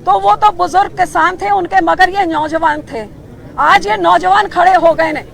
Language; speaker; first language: Hindi; non-native, local second language; Punjabi